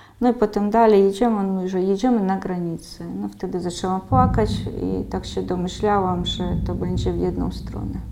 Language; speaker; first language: Polish; early bilingual, heritage; Polish